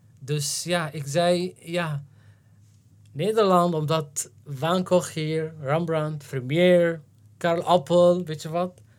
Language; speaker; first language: Dutch; non-native, learner; Arabic